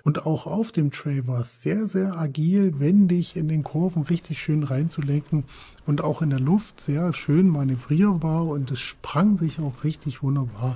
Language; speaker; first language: German; native; German